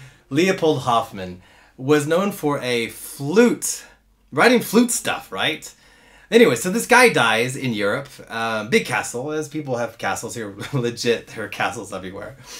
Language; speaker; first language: English; native; English